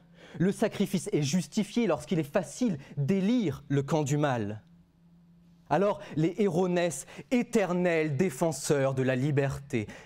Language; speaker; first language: French; native; French